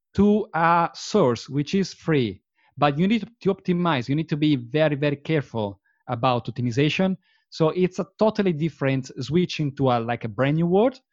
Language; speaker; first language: English; non-native, fluent; Italian